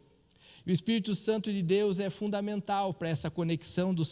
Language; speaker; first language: Portuguese; native; Portuguese